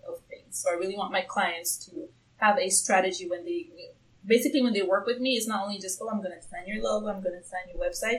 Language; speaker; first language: English; non-native, local second language; Swahili